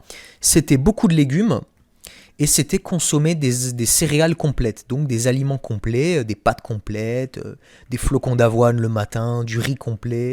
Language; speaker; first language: French; native; French